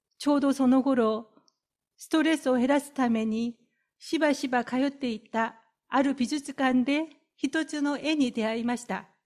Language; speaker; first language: Japanese; non-native, fluent; Korean